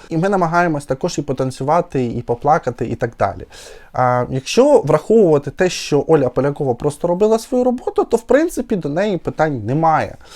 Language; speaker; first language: Ukrainian; non-native, local second language; Russian